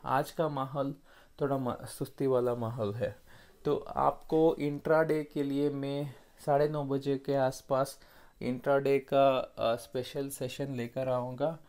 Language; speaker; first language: Hindi; non-native, local second language; Kannada